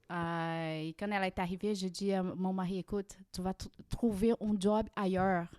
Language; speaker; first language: French; non-native, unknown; Portuguese